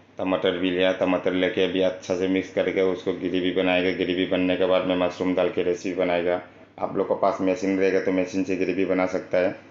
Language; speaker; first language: Hindi; non-native, local second language; Manipuri